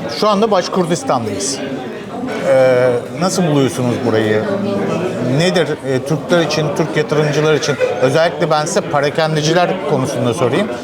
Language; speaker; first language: Turkish; native; Turkish